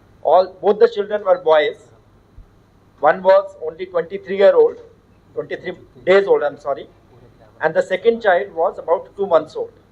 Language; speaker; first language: English; non-native, local second language; Telugu